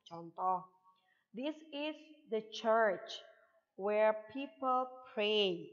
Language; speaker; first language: English; non-native, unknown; Indonesian